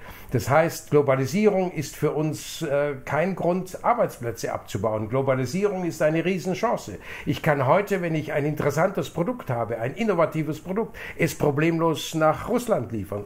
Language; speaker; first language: German; native; German